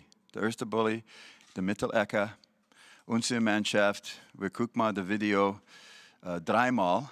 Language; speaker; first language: German; non-native, learner; English